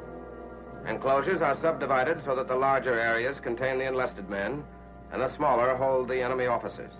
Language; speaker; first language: English; native; English